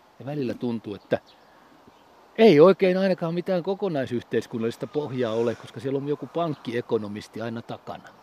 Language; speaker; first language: Finnish; native; Finnish